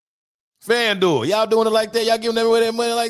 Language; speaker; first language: English; native; English